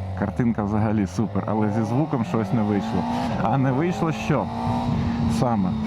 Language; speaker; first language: Ukrainian; non-native, local second language; Russian